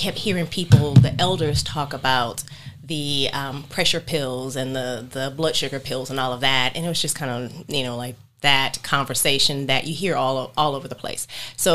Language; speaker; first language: English; native; English